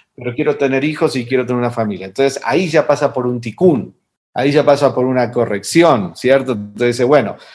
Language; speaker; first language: Spanish; native; Spanish